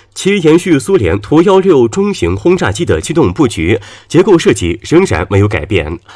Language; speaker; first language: Chinese; native; Chinese